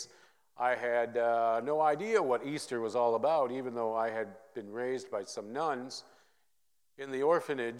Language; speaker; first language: English; early bilingual, other home language; Vietnamese